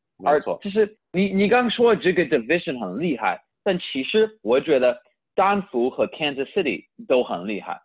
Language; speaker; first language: Chinese; early bilingual, heritage; Chinese